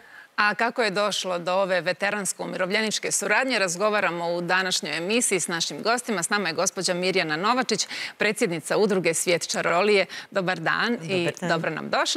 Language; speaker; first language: Croatian; native; Croatian